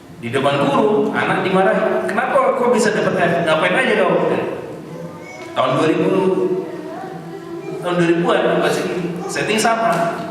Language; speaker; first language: Indonesian; native; Indonesian